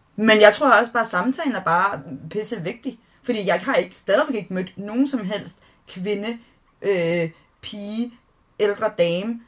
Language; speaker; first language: Danish; native; Danish